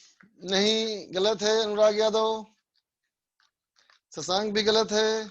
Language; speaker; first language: Hindi; native; Hindi